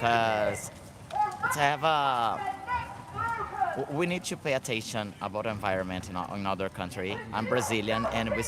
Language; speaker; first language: English; non-native, learner; Portuguese